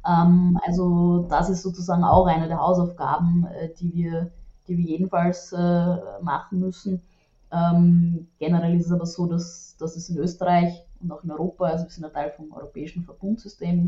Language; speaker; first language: German; native; German